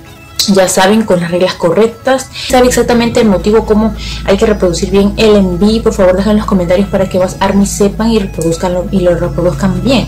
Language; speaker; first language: Spanish; native; Spanish